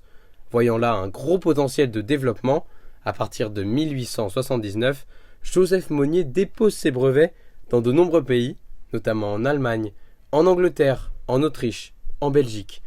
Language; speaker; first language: French; native; French